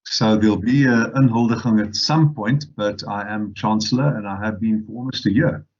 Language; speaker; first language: English; non-native, local second language; Afrikaans